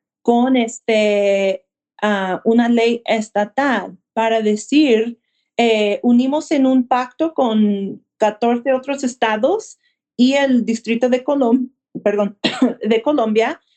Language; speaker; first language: Spanish; early bilingual, heritage; Spanish